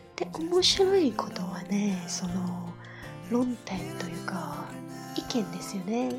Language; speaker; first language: Japanese; non-native, fluent; Chinese